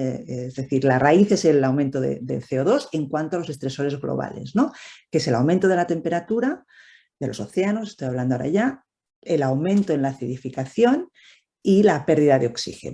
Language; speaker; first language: Spanish; native; Spanish